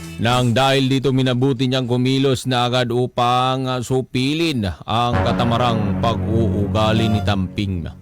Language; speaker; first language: Filipino; non-native, local second language; Cebuano